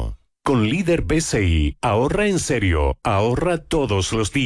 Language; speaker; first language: Spanish; native; Spanish